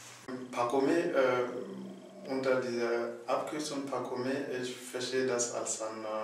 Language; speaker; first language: German; non-native, fluent; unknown